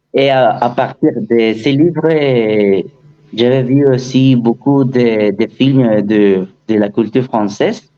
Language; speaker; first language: French; non-native, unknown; Spanish